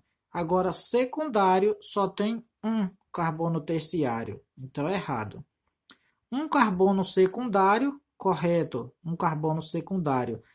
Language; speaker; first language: Portuguese; native; Portuguese